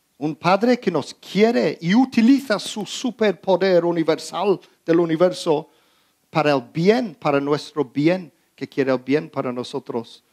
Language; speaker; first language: Spanish; early bilingual, heritage; Spanish